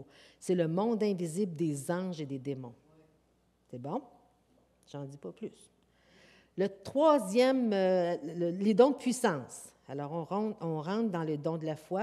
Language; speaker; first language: French; native; French